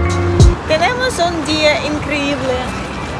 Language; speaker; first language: Spanish; non-native, learner; Russian